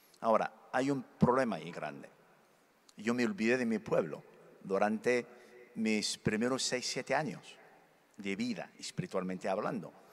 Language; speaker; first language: Spanish; early bilingual, other home language; Berber languages